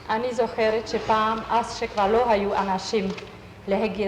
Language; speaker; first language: Hebrew; non-native, fluent; German